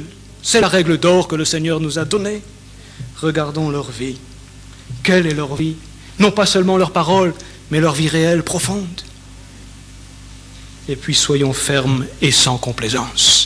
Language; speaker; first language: French; native; French